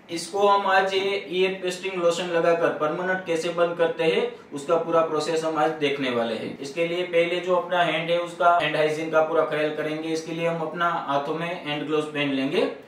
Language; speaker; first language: Hindi; non-native, local second language; Gujarati